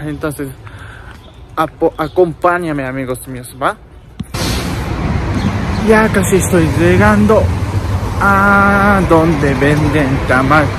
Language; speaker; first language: Spanish; non-native, learner; Japanese